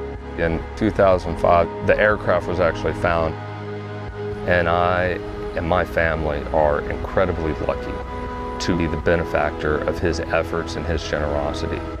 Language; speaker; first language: English; native; English